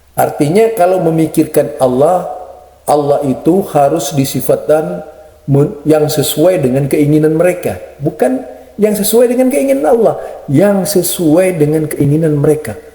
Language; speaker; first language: Indonesian; non-native, local second language; Madurese